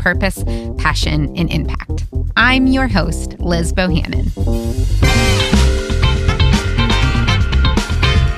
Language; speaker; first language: English; native; English